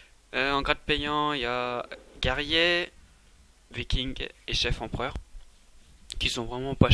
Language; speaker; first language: French; native; French